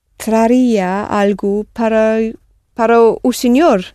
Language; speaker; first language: Portuguese; non-native, learner; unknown